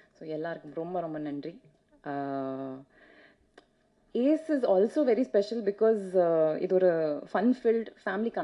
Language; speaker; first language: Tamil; non-native, learner; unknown